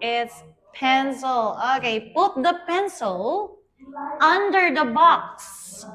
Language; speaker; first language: English; non-native, fluent; Vietnamese